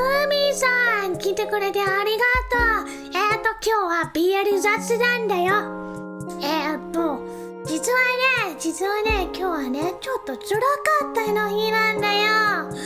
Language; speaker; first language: Japanese; non-native, learner; English